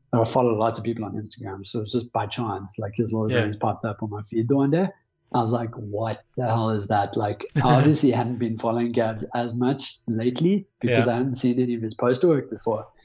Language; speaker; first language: English; native; English